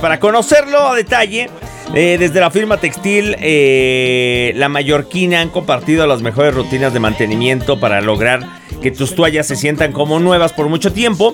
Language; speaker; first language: Spanish; native; Spanish